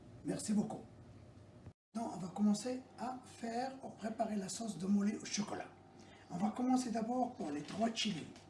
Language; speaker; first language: French; non-native, local second language; Arabic